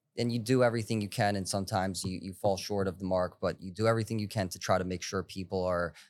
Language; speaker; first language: English; early bilingual, other home language; Hebrew